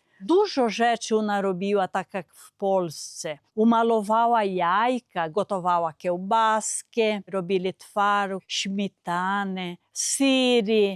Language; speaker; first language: Polish; early bilingual, heritage; Polish